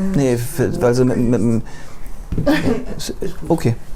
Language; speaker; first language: German; non-native, fluent; Russian